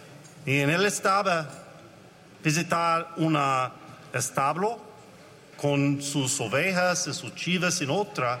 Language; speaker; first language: Spanish; non-native, learner; English